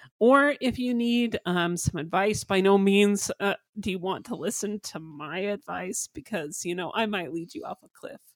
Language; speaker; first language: English; native; English